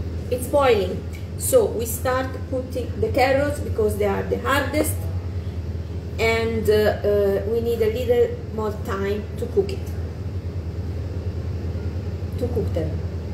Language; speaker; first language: English; non-native, fluent; Italian